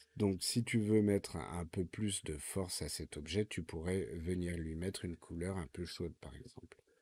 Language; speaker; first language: French; native; French